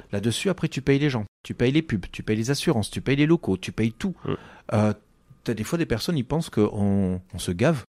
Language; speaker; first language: French; native; French